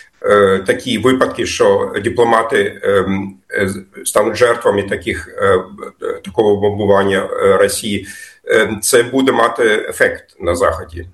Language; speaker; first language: Ukrainian; non-native, fluent; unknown